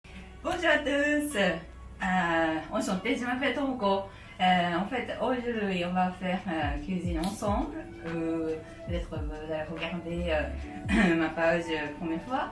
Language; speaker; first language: French; non-native, learner; Japanese